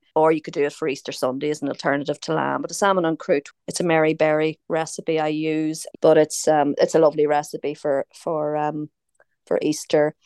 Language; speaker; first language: English; native; English